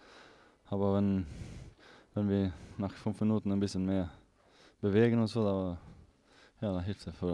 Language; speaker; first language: German; non-native, learner; Norwegian